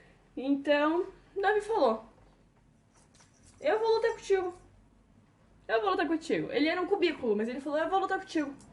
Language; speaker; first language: Portuguese; native; Portuguese